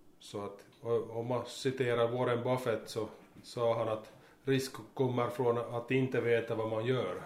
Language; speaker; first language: Swedish; native; Swedish